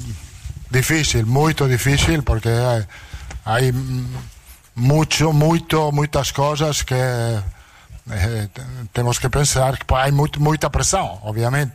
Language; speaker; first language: Portuguese; non-native, learner; Italian